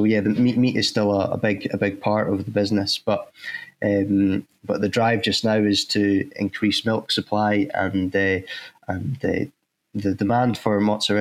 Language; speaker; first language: English; native; English